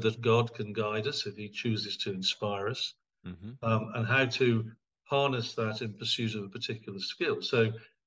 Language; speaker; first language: English; native; English